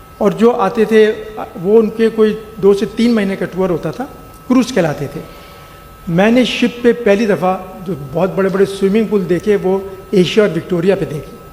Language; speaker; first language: Urdu; native; Urdu